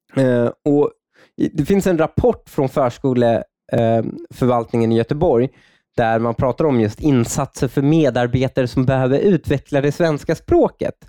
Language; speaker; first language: Swedish; native; Swedish